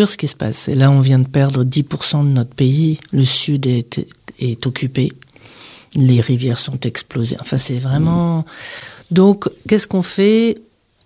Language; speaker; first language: French; non-native, local second language; Arabic